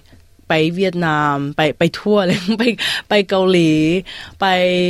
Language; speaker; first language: Thai; early bilingual, heritage; Thai